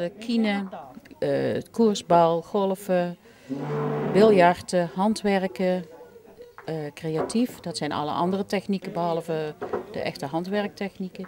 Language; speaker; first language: Dutch; native; Dutch